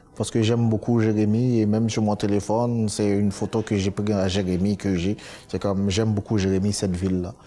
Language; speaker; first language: French; non-native, local second language; Haitian Creole